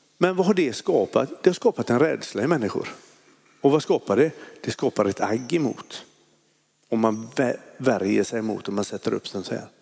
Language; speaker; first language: Swedish; native; Swedish